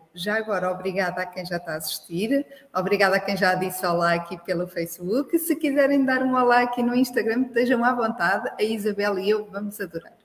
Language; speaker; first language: Portuguese; native; Portuguese